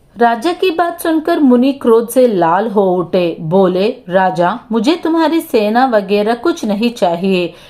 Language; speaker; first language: Hindi; non-native, local second language; Telugu